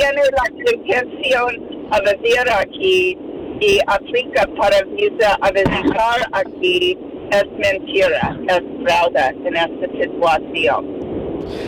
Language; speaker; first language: Spanish; non-native, fluent; English